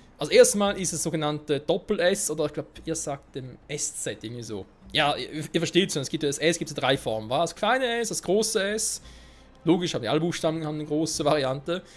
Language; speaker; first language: German; native; German